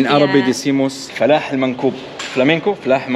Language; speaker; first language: Spanish; non-native, learner; Arabic